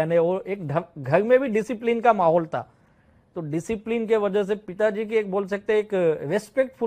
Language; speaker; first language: Hindi; native; Hindi